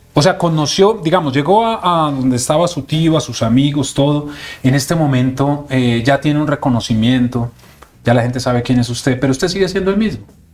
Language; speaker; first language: Spanish; native; Spanish